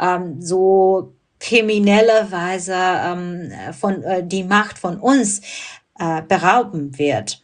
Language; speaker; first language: German; non-native, fluent; Burmese